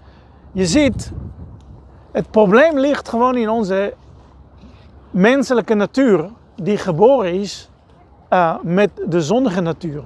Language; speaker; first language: Dutch; non-native, fluent; Hebrew